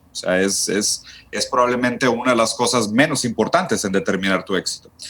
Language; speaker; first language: Spanish; early bilingual, other home language; Portuguese